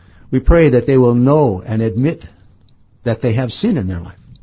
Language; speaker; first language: English; native; English